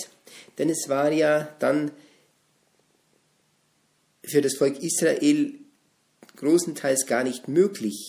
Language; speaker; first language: German; native; German